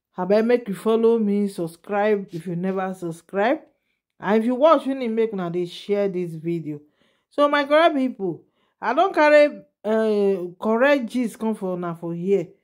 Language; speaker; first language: Nigerian Pidgin; native; Nigerian Pidgin